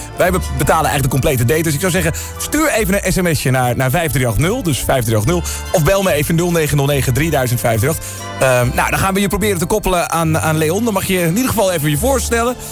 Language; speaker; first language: Dutch; native; Dutch